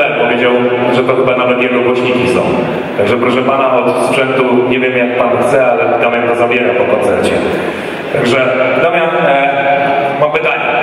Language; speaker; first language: Polish; native; Polish